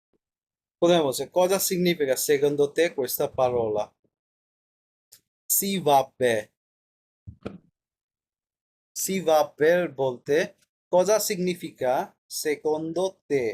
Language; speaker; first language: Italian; non-native, learner; Bangla